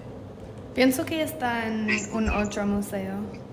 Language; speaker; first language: Spanish; non-native, learner; English